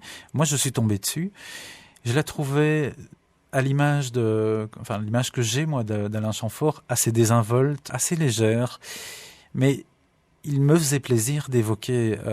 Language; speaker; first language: French; native; French